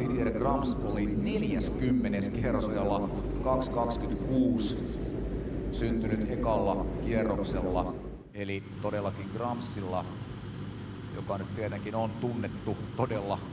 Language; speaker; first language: Finnish; native; Finnish